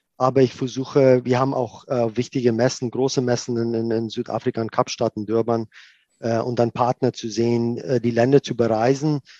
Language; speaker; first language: German; non-native, fluent; Afrikaans